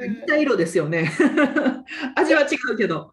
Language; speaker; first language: Japanese; native; Japanese